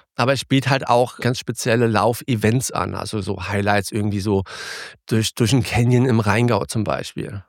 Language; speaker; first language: German; early bilingual, other home language; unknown